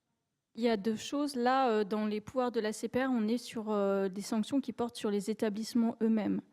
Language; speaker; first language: French; native; French